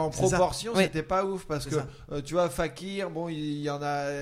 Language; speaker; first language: French; native; French